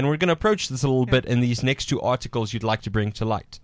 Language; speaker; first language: English; non-native, local second language; Afrikaans